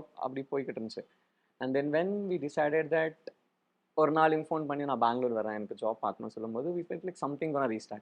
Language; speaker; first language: Tamil; non-native, local second language; Malayalam